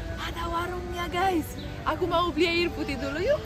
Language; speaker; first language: Indonesian; non-native, fluent; Romanian